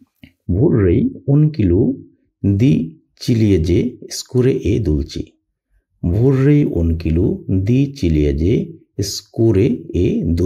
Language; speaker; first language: Italian; non-native, learner; Bangla